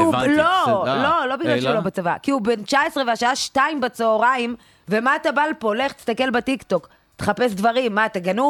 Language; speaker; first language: Hebrew; native; Hebrew